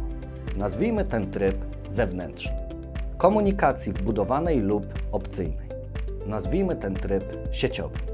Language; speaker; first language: Polish; native; Polish